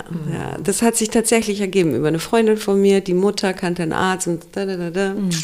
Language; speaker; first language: German; early bilingual, other home language; Romanian